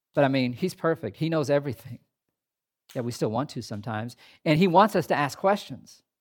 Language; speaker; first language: English; native; English